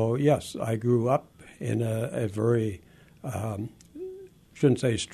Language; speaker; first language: English; early bilingual, other home language; Western Frisian